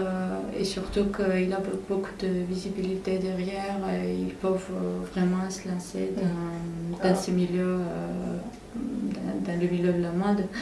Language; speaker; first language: French; non-native, fluent; Armenian